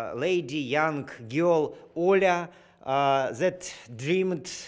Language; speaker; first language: English; non-native, learner; Russian